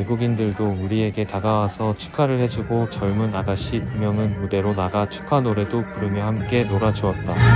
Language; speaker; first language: Korean; native; Korean